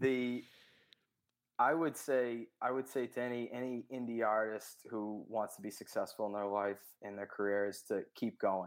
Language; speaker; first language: English; native; English